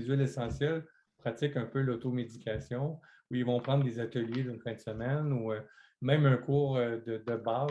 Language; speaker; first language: French; native; French